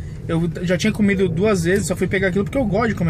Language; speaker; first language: Portuguese; native; Portuguese